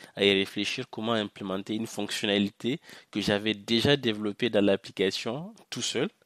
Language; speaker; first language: French; non-native, local second language; Hausa